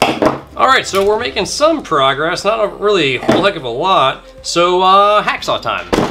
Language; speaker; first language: English; native; English